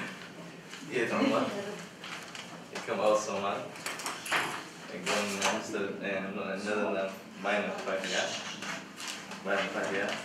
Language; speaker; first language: Dutch; non-native, learner; Somali